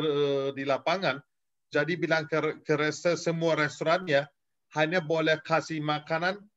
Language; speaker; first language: Indonesian; non-native, fluent; Turkish